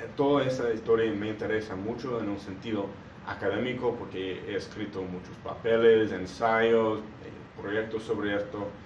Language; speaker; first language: Spanish; non-native, learner; English